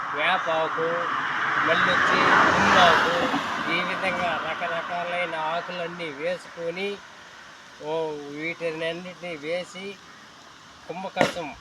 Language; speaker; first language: Telugu; native; Telugu